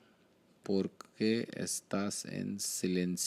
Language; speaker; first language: Spanish; non-native, learner; Hindi